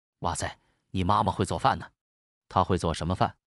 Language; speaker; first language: Chinese; non-native, learner; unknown